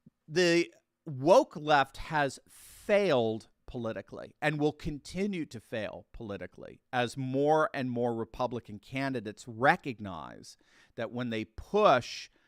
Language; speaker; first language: English; native; English